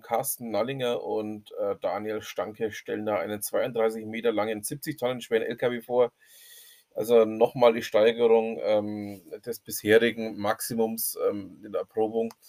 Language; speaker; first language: German; native; German